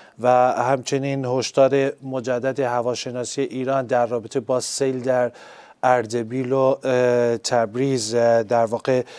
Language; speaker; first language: Persian; non-native, local second language; Central Kurdish